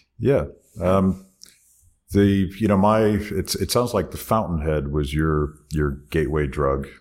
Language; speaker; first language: English; native; English